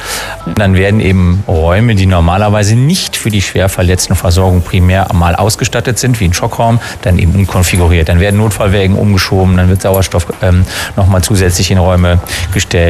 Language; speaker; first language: German; native; German